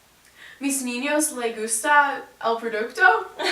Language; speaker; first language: Spanish; non-native, learner; English